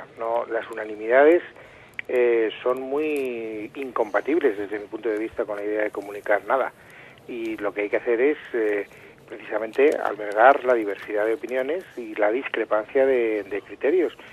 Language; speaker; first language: Spanish; native; Spanish